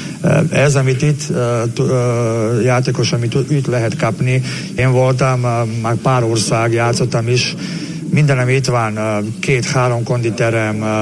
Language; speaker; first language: Hungarian; non-native, learner; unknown